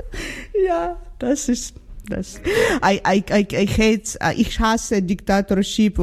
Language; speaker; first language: German; non-native, learner; Ukrainian